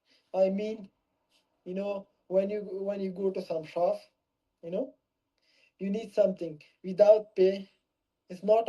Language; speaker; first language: English; non-native, learner; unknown